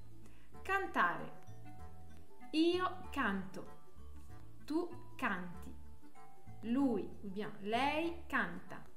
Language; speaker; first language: Italian; non-native, fluent; French